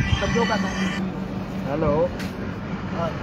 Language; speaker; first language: Hindi; non-native, local second language; Punjabi